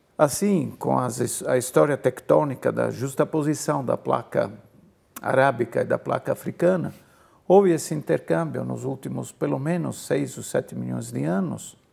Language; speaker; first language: Portuguese; non-native, fluent; Italian